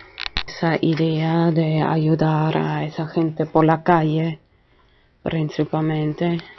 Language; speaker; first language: Spanish; non-native, fluent; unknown